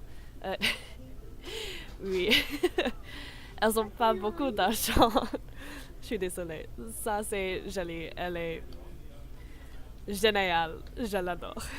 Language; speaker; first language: French; non-native, learner; English